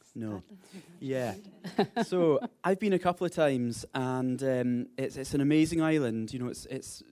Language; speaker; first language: English; native; English